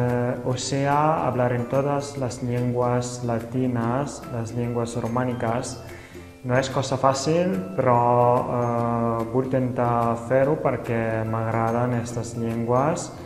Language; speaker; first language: Spanish; non-native, fluent; Italian